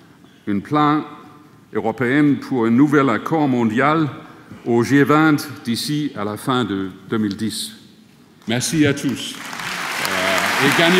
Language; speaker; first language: French; non-native, fluent; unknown